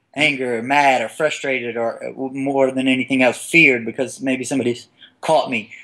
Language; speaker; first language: English; native; English